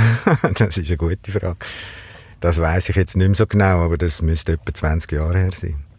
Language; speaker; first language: German; native; German